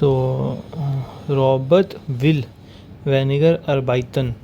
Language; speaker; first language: German; non-native, learner; Hindi